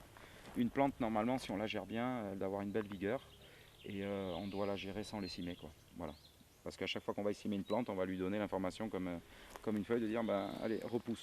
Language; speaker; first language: French; native; French